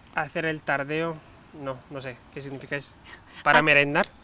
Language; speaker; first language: Spanish; non-native, fluent; Turkish